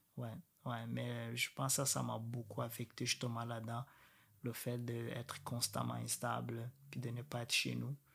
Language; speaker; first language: French; non-native, local second language; Rundi